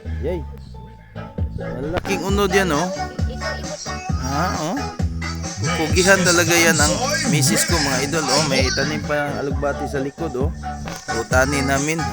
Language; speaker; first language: Filipino; non-native, local second language; Cebuano